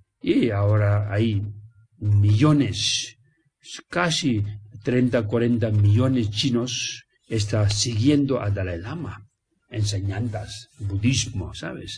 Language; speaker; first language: Spanish; non-native, learner; Tibetan